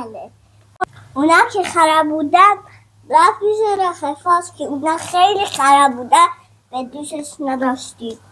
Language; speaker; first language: Persian; non-native, learner; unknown